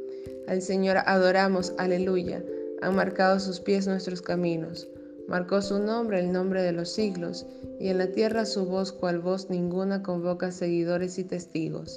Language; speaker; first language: Spanish; native; Spanish